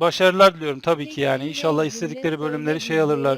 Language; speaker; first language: Turkish; native; Turkish